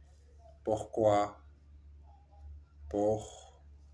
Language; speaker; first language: French; non-native, learner; Portuguese